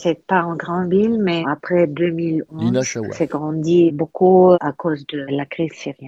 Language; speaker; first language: French; non-native, learner; Arabic